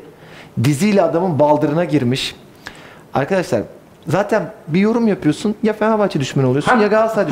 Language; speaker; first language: Turkish; native; Turkish